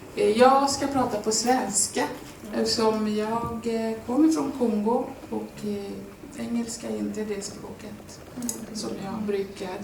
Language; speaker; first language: Swedish; non-native, fluent; Swahili